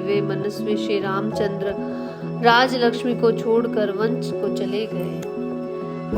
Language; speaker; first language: Hindi; native; Hindi